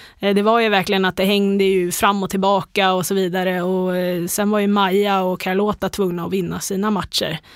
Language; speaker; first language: Swedish; native; Swedish